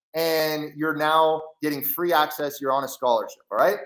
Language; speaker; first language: English; native; English